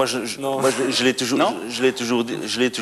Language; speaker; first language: French; non-native, local second language; Dutch